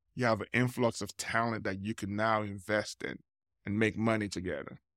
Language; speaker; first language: English; non-native, local second language; Yoruba